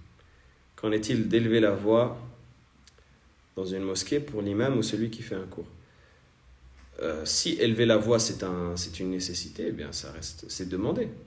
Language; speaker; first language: French; native; French